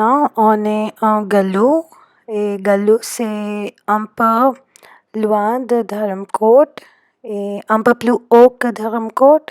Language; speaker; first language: French; non-native, fluent; Hindi